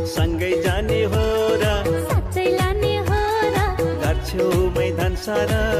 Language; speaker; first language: Hindi; native; Hindi